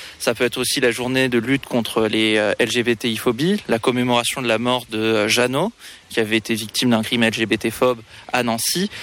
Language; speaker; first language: French; native; French